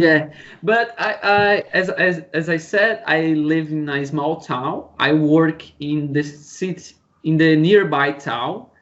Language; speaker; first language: English; non-native, learner; Portuguese